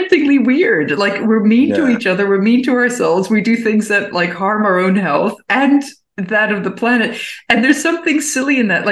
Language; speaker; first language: English; native; English